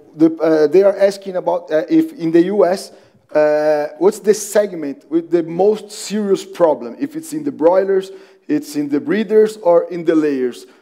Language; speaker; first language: English; non-native, fluent; Portuguese